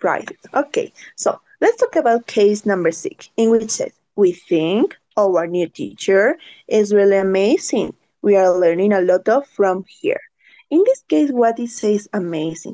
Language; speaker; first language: English; non-native, learner; Spanish